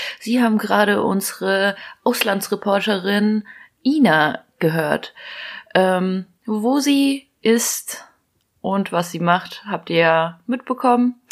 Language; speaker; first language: German; early bilingual, other home language; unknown